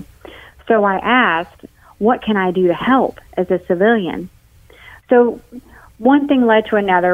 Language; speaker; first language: English; native; English